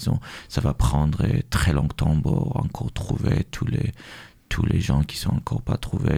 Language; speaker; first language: French; non-native, fluent; Hebrew